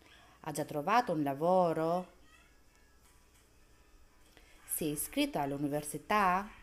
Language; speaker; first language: Italian; non-native, fluent; Albanian